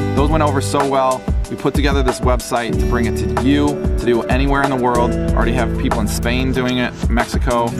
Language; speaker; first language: English; native; English